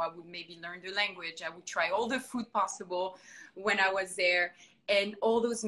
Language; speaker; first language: English; non-native, fluent; French